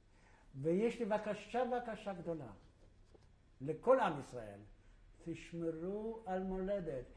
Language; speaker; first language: Hebrew; non-native, fluent; Yiddish